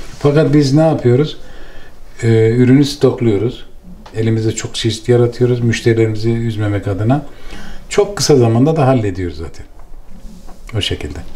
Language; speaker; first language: Turkish; native; Turkish